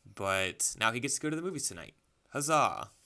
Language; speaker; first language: English; native; English